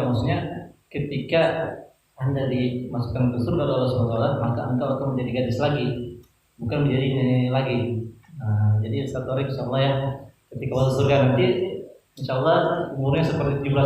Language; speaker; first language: Indonesian; native; Indonesian